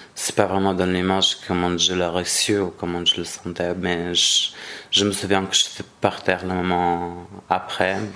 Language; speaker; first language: French; non-native, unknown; Arabic